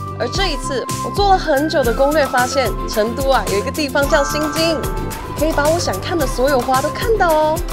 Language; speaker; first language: Chinese; native; Chinese